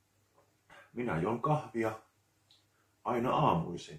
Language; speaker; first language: Finnish; native; Finnish